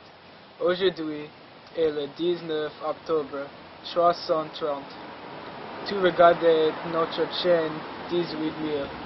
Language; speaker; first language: French; non-native, learner; English